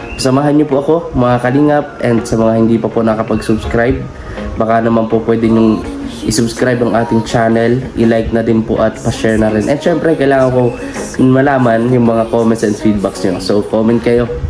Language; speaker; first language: Filipino; native; Filipino